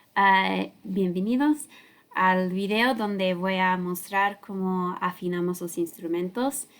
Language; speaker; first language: Spanish; non-native, learner; English